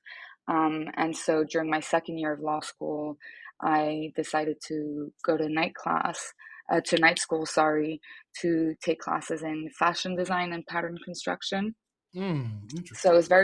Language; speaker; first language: English; non-native, fluent; French